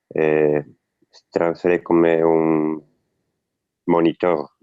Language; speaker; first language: French; non-native, learner; Italian